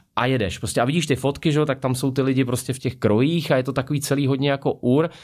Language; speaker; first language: Czech; native; Czech